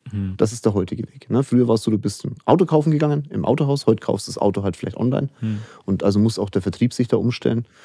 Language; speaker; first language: German; native; German